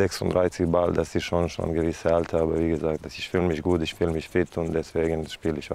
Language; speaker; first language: German; non-native, fluent; Serbian